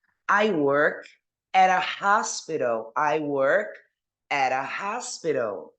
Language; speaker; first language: English; non-native, fluent; Portuguese